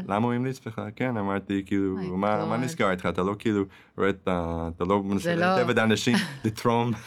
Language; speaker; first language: Hebrew; non-native, fluent; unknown